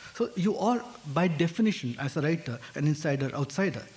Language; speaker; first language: English; non-native, local second language; Hindi